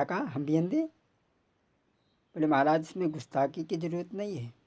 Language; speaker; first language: Hindi; native; Hindi